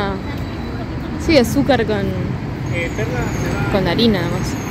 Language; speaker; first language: Spanish; non-native, fluent; French